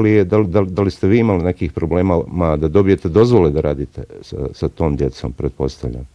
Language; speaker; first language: Bosnian; native; Bosnian